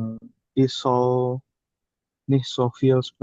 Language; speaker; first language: German; non-native, learner; Indonesian